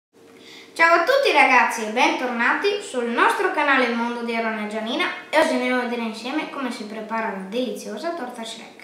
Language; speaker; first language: Italian; native; Italian